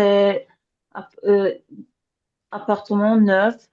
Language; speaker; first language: French; non-native, learner; Azerbaijani